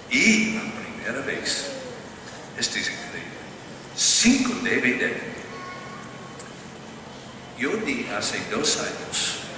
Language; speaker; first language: Spanish; non-native, learner; English